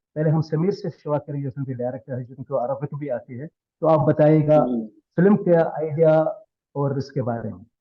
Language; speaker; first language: Hindi; non-native, learner; Arabic